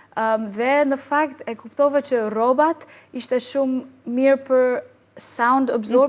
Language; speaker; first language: Albanian; non-native, learner; English